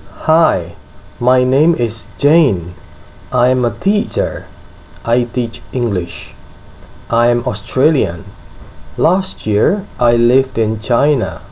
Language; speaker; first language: English; non-native, fluent; Indonesian